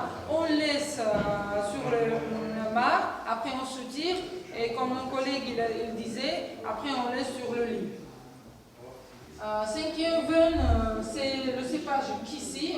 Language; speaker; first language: French; non-native, fluent; Georgian